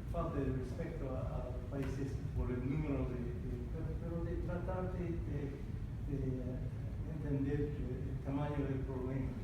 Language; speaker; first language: Spanish; non-native, fluent; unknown